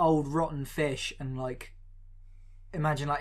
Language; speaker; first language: English; native; English